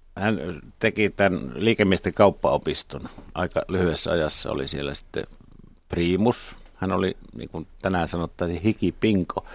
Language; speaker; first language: Finnish; native; Finnish